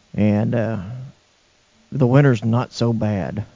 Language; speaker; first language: English; native; English